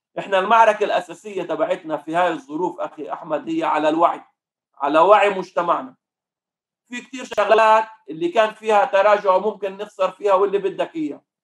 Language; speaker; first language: Arabic; native; Arabic